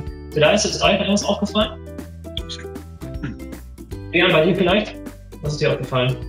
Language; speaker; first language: German; native; German